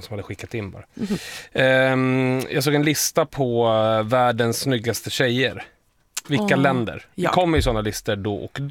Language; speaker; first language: Swedish; native; Swedish